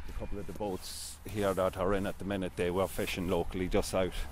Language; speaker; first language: English; native; English